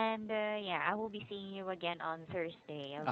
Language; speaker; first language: English; non-native, fluent; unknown